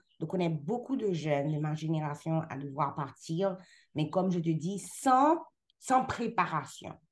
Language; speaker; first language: French; non-native, local second language; Haitian Creole